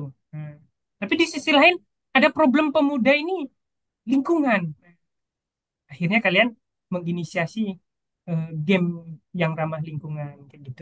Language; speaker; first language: Indonesian; native; Indonesian